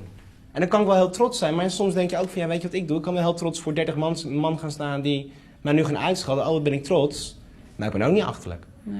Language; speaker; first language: Dutch; native; Dutch